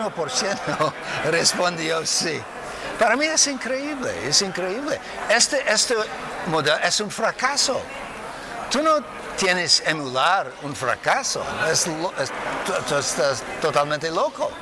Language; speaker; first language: Spanish; non-native, fluent; English